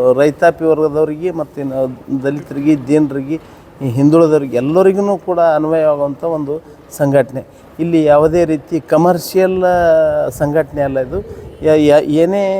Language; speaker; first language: Kannada; native; Kannada